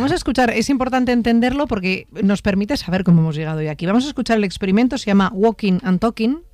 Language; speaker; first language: Spanish; native; Spanish